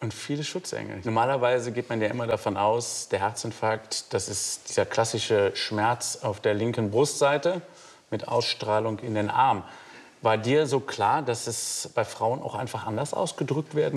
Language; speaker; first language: German; native; German